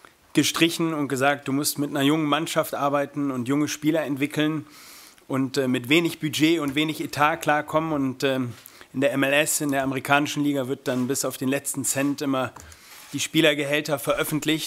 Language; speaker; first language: German; native; German